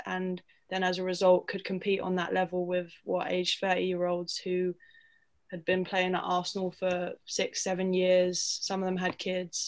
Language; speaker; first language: English; native; English